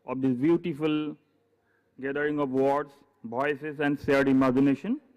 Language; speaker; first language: English; non-native, local second language; Assamese